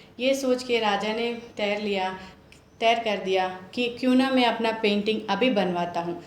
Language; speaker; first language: Hindi; non-native, local second language; Telugu